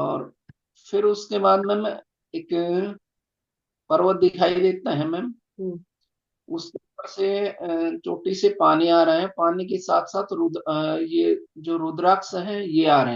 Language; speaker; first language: Hindi; native; Hindi